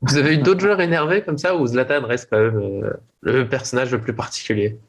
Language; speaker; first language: French; native; French